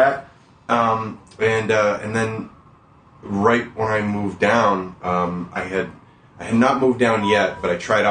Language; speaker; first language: English; native; English